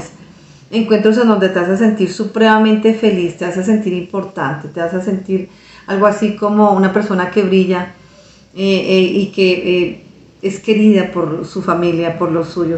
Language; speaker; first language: Spanish; native; Spanish